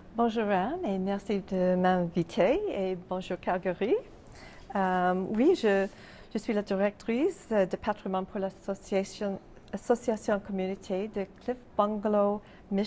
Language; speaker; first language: French; non-native, local second language; English